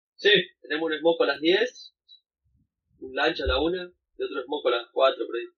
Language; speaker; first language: Spanish; native; Spanish